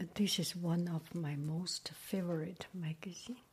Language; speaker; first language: English; non-native, fluent; Chinese